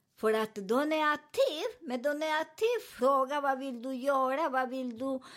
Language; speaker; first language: Swedish; non-native, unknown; Spanish